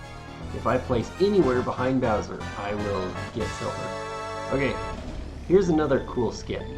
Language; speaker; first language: English; native; English